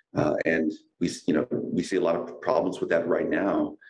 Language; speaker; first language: English; native; English